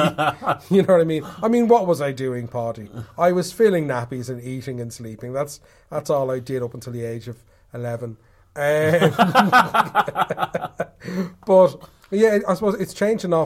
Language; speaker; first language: English; native; English